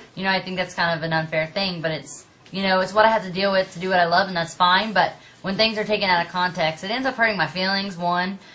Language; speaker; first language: English; native; English